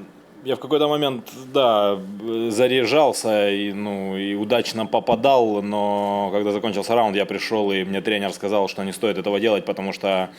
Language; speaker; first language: Russian; native; Russian